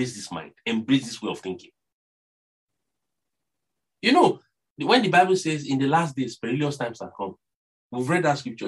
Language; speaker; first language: English; non-native, local second language; Yoruba